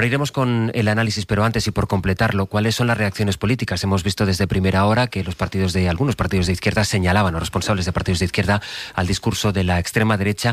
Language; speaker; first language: Spanish; native; Spanish